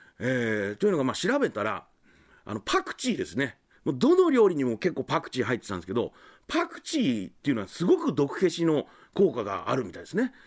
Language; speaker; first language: Japanese; native; Japanese